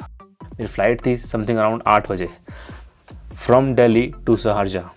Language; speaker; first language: Hindi; native; Hindi